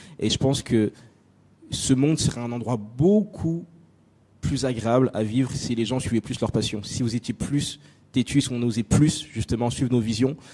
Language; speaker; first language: French; native; French